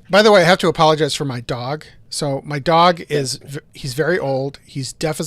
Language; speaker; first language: English; native; English